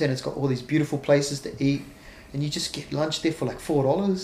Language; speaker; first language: English; native; English